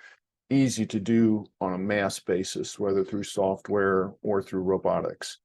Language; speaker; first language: English; native; English